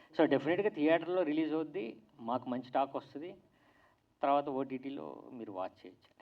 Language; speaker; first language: Telugu; native; Telugu